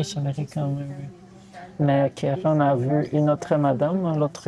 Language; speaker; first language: French; non-native, fluent; Portuguese